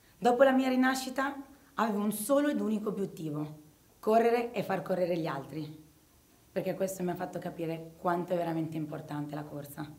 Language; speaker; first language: Italian; early bilingual, other home language; Arabic